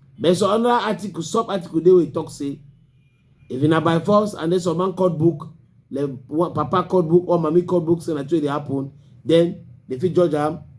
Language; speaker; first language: Nigerian Pidgin; native; Nigerian Pidgin